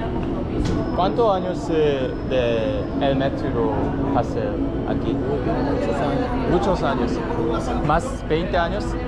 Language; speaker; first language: Spanish; non-native, learner; Korean